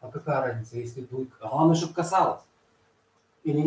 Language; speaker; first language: Russian; native; Russian